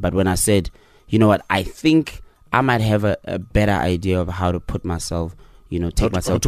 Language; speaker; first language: English; non-native, local second language; Tswana